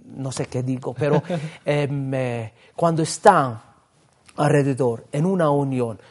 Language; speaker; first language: Spanish; non-native, fluent; Maltese